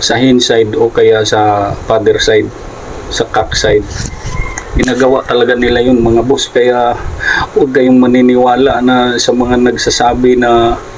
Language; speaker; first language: Filipino; non-native, local second language; Cebuano